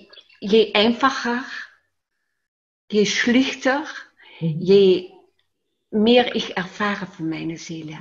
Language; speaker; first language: German; non-native, fluent; Dutch